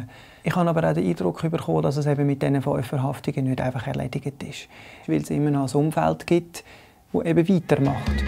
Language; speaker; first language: German; native; German